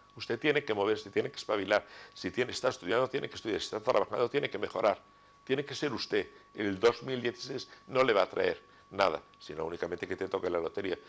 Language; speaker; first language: Spanish; native; Spanish